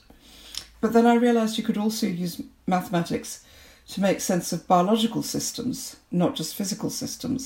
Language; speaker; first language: English; non-native, local second language; Bangla